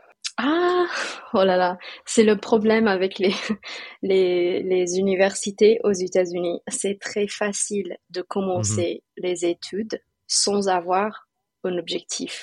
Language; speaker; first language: French; non-native, fluent; English